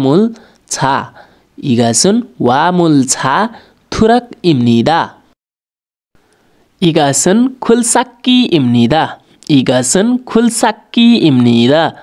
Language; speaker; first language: Korean; non-native, learner; Nepali